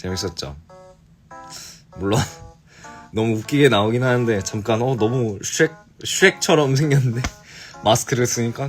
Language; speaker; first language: Korean; early bilingual, heritage; English